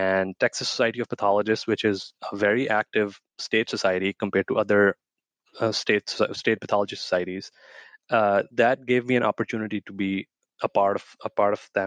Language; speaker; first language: English; non-native, local second language; Urdu